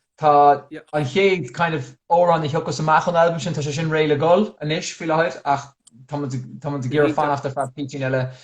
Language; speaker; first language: Irish; non-native, local second language; English